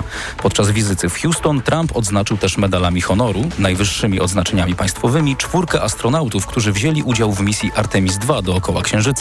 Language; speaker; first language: Polish; native; Polish